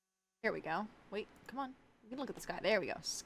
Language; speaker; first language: English; native; English